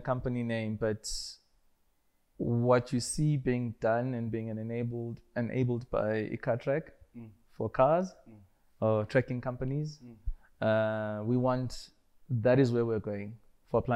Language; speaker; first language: English; non-native, local second language; Zulu